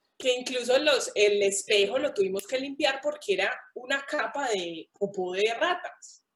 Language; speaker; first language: Spanish; native; Spanish